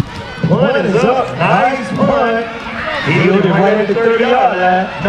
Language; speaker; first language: English; native; English